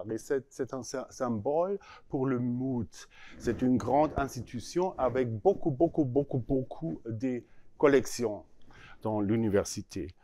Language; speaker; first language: French; non-native, learner; German